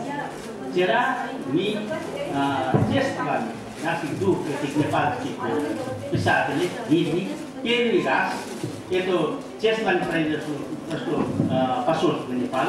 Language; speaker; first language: Russian; non-native, fluent; Nepali